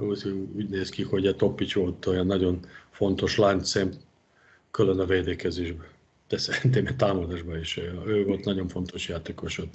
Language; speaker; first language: Hungarian; non-native, fluent; Serbian